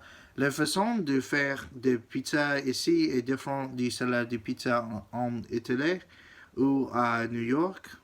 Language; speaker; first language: French; non-native, learner; English